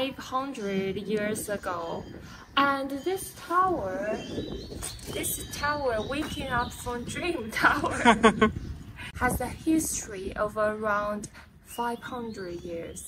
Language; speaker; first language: English; non-native, fluent; Chinese